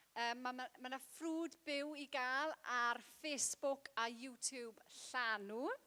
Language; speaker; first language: Welsh; non-native, local second language; English